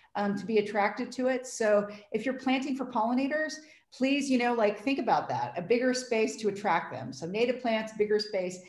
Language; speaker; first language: English; native; English